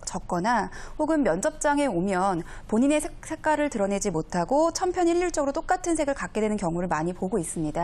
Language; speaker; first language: Korean; native; Korean